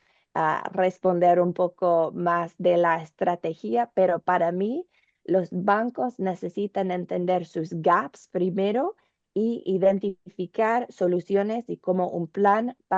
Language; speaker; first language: Spanish; non-native, learner; English